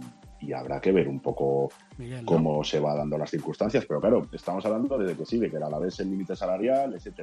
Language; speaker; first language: Spanish; native; Spanish